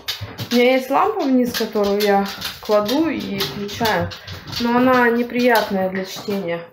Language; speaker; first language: Russian; native; Russian